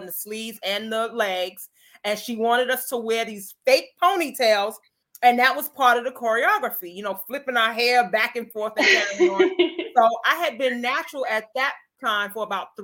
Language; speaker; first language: English; native; English